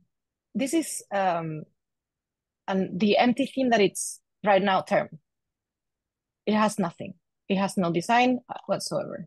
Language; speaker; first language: English; non-native, fluent; Spanish